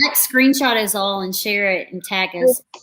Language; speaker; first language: English; native; English